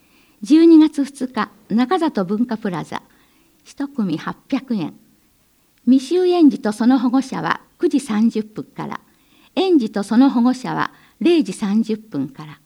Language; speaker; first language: Japanese; native; Japanese